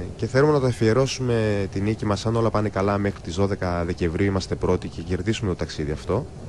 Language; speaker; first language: Greek; native; Greek